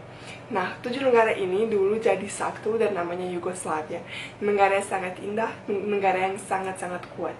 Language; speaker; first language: Indonesian; non-native, fluent; Bosnian